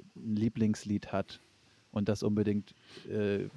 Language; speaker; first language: German; native; German